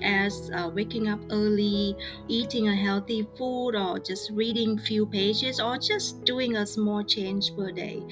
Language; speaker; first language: English; non-native, fluent; Vietnamese